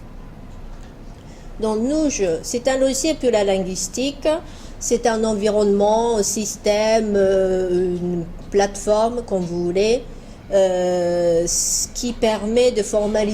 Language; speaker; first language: French; non-native, fluent; Japanese